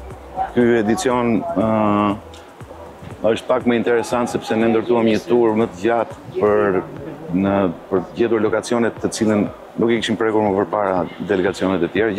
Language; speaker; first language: Albanian; native; Albanian